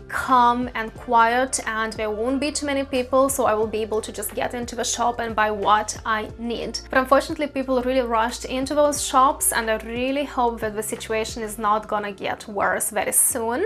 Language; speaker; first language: English; non-native, fluent; Russian